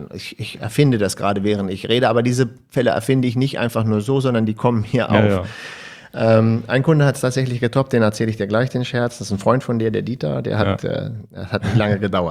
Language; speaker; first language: German; native; German